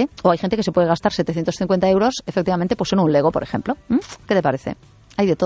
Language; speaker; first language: Spanish; native; Spanish